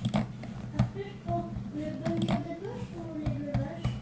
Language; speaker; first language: French; native; French